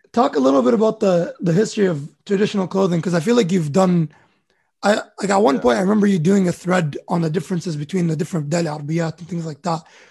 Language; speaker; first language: English; early bilingual, other home language; Arabic